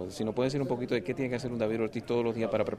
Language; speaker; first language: Spanish; native; Spanish